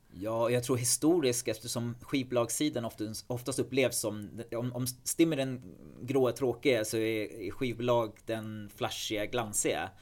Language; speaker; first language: Swedish; non-native, fluent; English